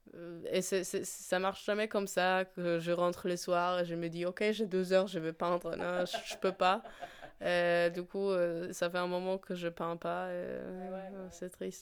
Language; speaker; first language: French; non-native, fluent; Polish